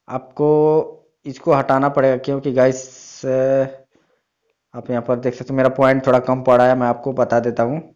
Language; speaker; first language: Hindi; native; Hindi